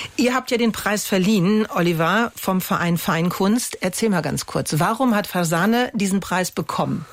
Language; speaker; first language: German; native; German